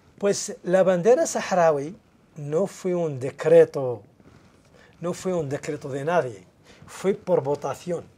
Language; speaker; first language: Spanish; non-native, local second language; Arabic